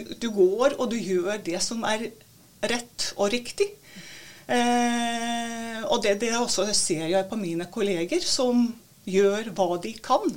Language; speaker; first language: Norwegian; non-native, fluent; Latvian